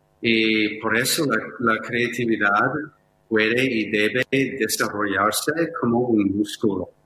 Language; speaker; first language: Spanish; non-native, fluent; English